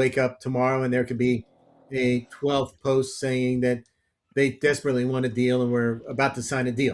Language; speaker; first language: English; native; English